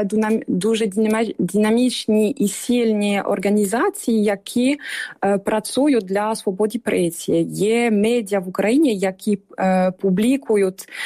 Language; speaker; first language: Ukrainian; non-native, fluent; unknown